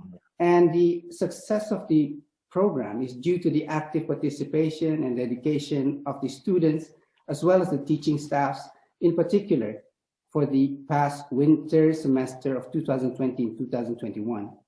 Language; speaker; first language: English; non-native, fluent; Indonesian